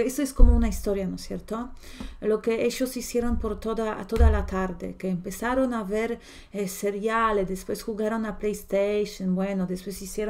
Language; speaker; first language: Spanish; non-native, fluent; Polish